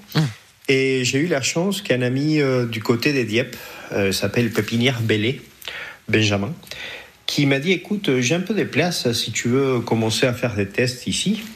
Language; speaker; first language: French; non-native, fluent; Spanish